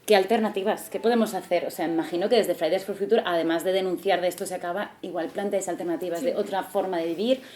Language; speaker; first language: Spanish; non-native, local second language; Catalan